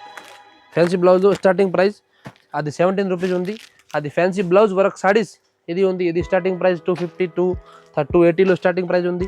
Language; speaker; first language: Telugu; non-native, local second language; Urdu